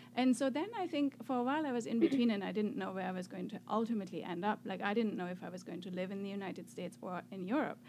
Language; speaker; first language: English; non-native, fluent; German